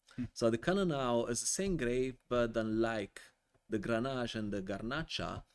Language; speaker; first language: English; non-native, fluent; Italian